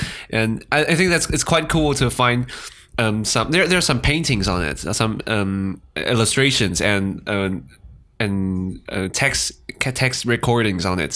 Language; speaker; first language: English; non-native, fluent; Chinese